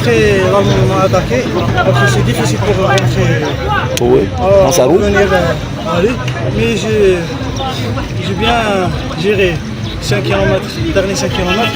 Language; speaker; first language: French; non-native, learner; Arabic